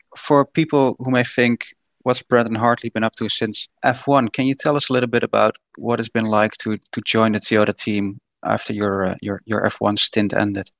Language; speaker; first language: English; non-native, fluent; Dutch